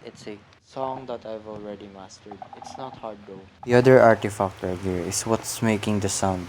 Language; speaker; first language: English; non-native, local second language; Filipino